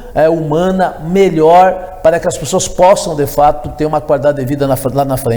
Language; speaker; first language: Portuguese; native; Portuguese